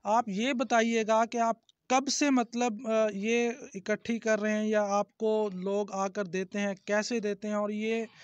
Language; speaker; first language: Urdu; native; Urdu